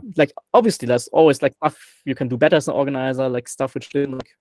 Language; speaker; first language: English; non-native, fluent; German